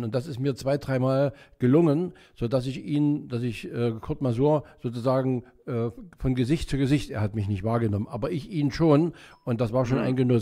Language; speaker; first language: German; native; German